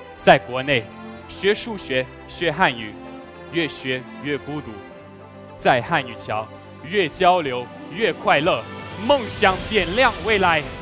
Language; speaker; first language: Chinese; non-native, fluent; French